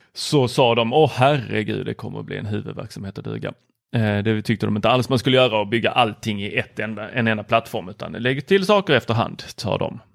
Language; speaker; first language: Swedish; native; Swedish